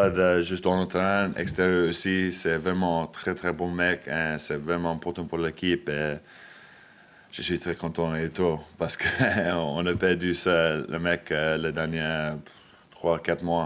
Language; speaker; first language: French; non-native, fluent; English